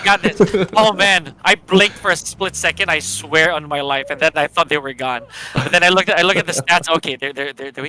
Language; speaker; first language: English; non-native, local second language; Filipino